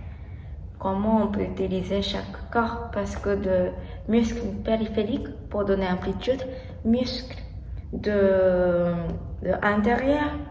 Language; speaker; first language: French; non-native, learner; Japanese